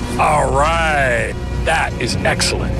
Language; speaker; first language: English; native; English